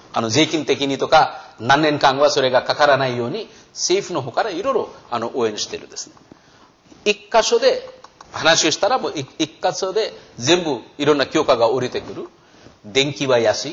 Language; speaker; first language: Japanese; non-native, fluent; Hindi